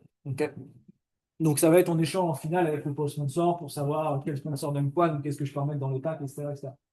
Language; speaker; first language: French; native; French